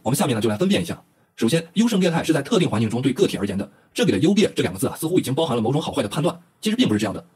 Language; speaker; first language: Chinese; native; Chinese